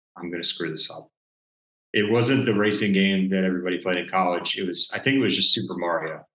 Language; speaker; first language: English; native; English